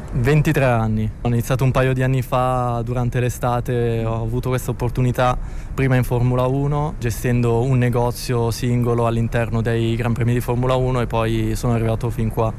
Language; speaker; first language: Italian; native; Italian